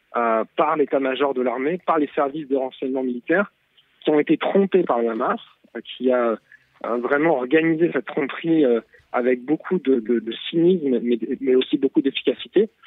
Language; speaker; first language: French; native; French